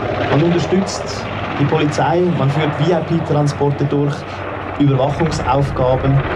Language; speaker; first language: German; native; German